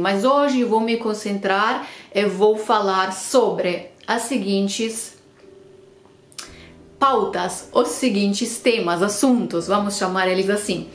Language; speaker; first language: Portuguese; non-native, fluent; Romanian